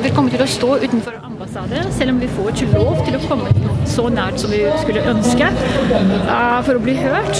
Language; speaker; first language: Norwegian; non-native, fluent; Russian